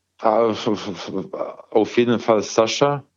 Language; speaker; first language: German; non-native, learner; Croatian